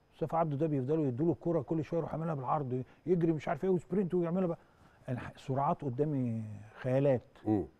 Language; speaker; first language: Arabic; native; Arabic